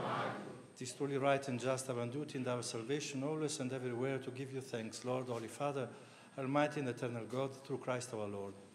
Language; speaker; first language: English; non-native, fluent; Italian